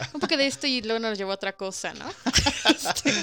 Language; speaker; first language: Spanish; native; Spanish